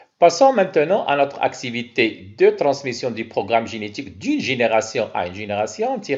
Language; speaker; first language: French; non-native, local second language; Arabic